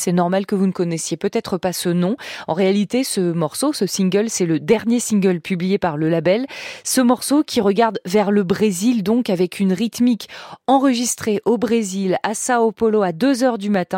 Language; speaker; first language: French; native; French